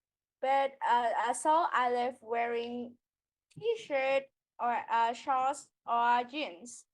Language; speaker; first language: English; non-native, learner; Vietnamese